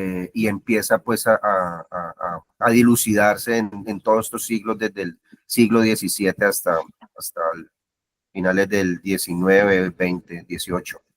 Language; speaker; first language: Spanish; native; Spanish